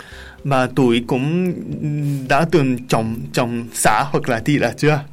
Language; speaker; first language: Vietnamese; non-native, learner; Japanese